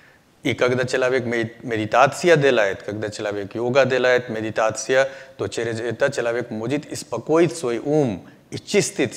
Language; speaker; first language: Russian; non-native, learner; Hindi